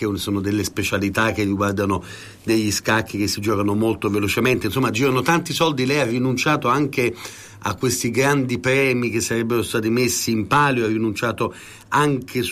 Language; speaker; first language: Italian; native; Italian